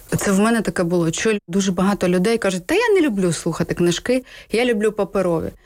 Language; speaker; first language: Ukrainian; native; Ukrainian